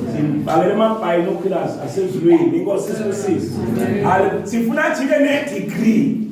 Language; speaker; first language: Zulu; non-native, local second language; Swati